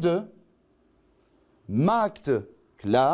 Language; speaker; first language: Dutch; non-native, local second language; French